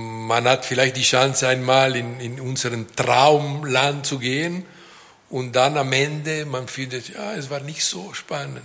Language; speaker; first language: German; non-native, local second language; French